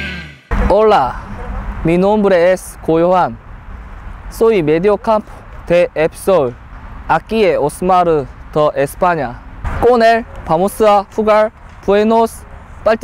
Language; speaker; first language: Spanish; non-native, learner; Korean